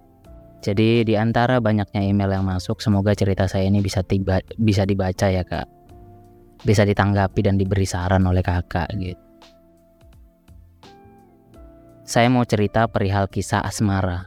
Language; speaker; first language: Indonesian; native; Indonesian